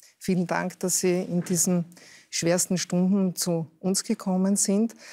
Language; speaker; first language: German; native; German